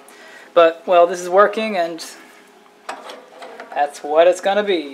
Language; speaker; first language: English; native; English